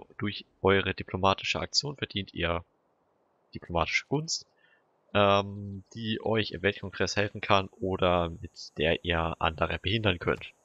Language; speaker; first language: German; native; German